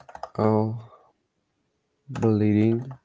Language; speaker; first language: English; non-native, learner; French